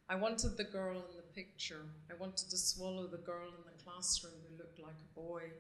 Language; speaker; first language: English; native; English